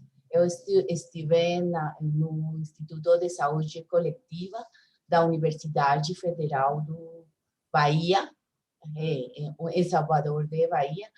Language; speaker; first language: Portuguese; non-native, learner; Spanish